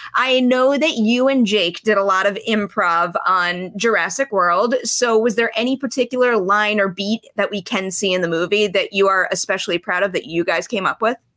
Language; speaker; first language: English; native; English